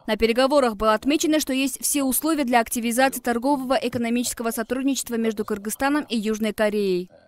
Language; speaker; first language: Russian; non-native, local second language; Kyrgyz